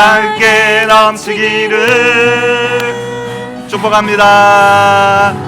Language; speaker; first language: Korean; native; Korean